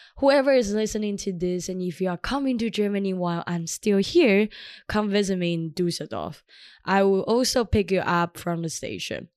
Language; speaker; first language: English; non-native, fluent; Chinese